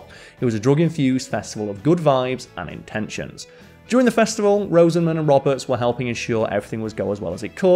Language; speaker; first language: English; native; English